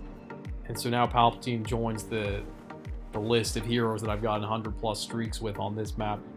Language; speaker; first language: English; native; English